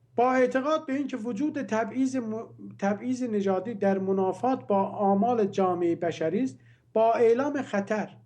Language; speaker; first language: Persian; non-native, local second language; Azerbaijani